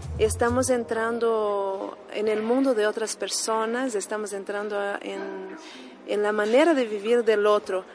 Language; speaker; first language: Spanish; non-native, fluent; Portuguese